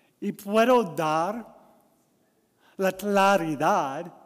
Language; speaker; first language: Spanish; non-native, learner; English